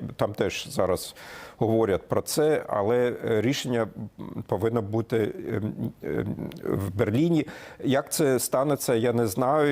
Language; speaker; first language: Ukrainian; non-native, fluent; German